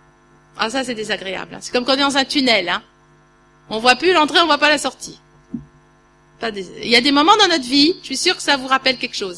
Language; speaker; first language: French; native; French